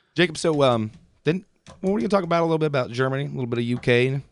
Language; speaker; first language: English; early bilingual, other home language; German